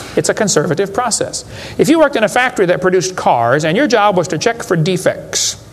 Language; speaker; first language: English; native; English